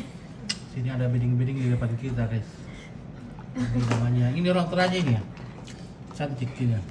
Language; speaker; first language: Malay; non-native, local second language; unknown